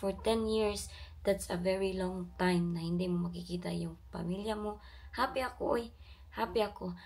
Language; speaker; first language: Filipino; non-native, local second language; Cebuano